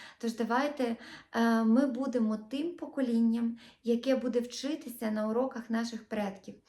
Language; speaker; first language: Ukrainian; non-native, local second language; Russian